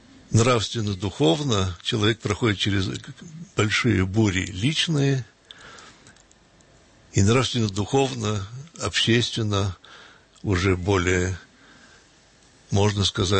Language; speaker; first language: Russian; early bilingual, heritage; Russian